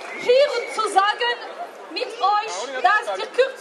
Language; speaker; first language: German; non-native, learner; French